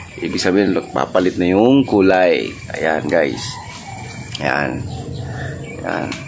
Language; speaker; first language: Filipino; non-native, local second language; Bikol